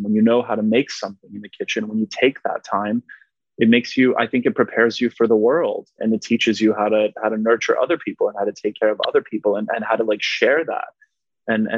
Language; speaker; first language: English; non-native, fluent; Polish